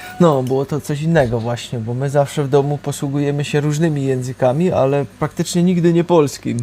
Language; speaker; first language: Polish; early bilingual, heritage; Polish